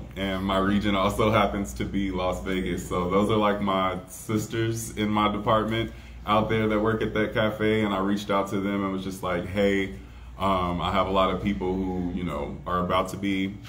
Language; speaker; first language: English; native; English